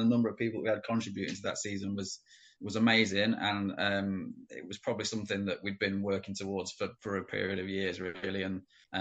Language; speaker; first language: English; native; English